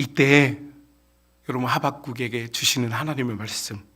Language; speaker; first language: Korean; native; Korean